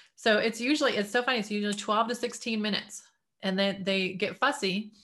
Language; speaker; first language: English; native; English